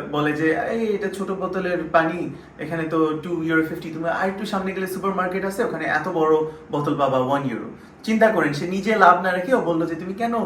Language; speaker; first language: Bangla; native; Bangla